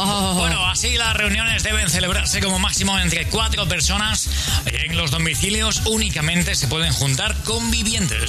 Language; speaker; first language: Spanish; native; Spanish